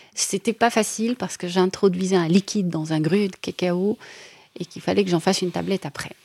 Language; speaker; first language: French; non-native, local second language; Arabic